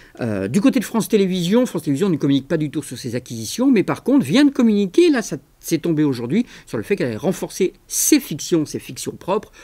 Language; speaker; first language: French; native; French